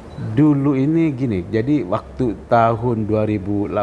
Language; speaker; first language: Indonesian; native; Indonesian